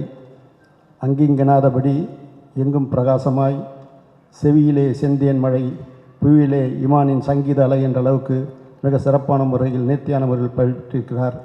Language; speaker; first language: Tamil; native; Tamil